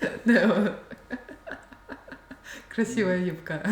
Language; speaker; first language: Russian; native; Russian